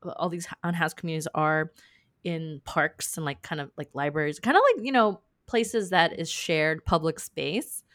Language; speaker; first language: English; native; English